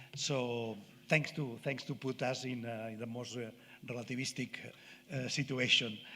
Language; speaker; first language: English; non-native, fluent; Catalan